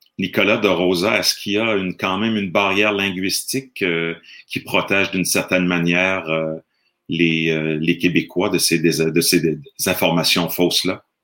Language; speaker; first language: French; native; French